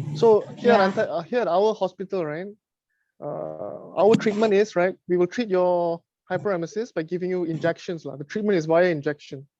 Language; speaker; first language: English; non-native, local second language; Chinese